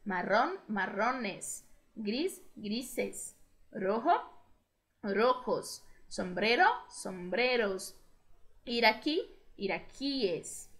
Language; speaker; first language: Spanish; non-native, fluent; Portuguese